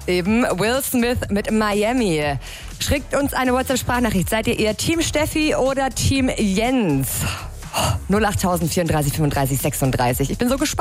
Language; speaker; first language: German; native; German